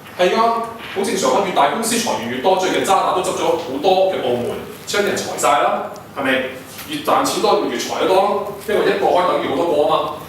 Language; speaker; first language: Cantonese; early bilingual, heritage; Cantonese